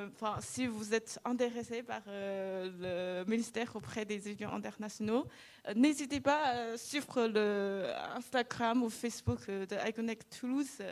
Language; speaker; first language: French; non-native, fluent; Chinese